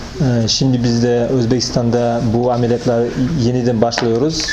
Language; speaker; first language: Turkish; non-native, learner; Uzbek